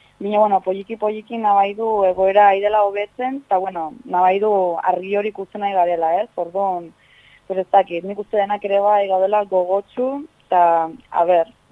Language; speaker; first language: Basque; native; Basque